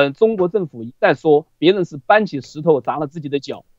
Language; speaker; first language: Chinese; native; Chinese